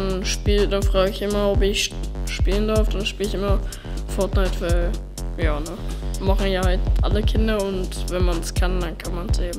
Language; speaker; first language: German; early bilingual, other home language; Turkish